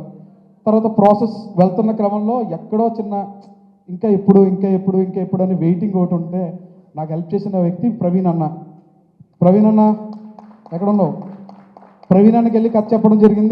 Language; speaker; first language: Telugu; native; Telugu